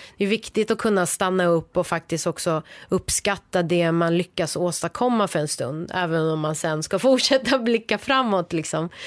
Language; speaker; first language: Swedish; early bilingual, other home language; Persian